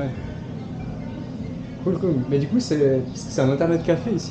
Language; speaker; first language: French; native; French